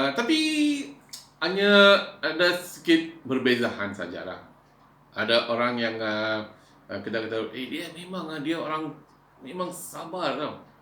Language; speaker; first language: Malay; non-native, local second language; Iban